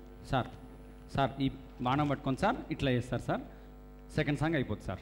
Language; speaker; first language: Telugu; native; Telugu